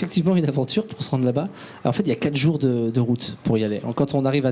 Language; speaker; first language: French; native; French